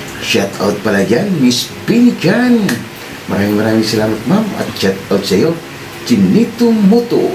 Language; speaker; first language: Filipino; native; Filipino